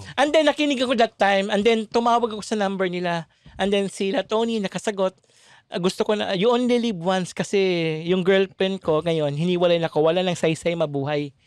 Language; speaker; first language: Filipino; non-native, local second language; Cebuano